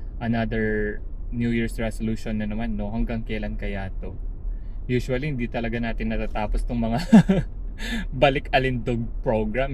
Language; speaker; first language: Filipino; native; Filipino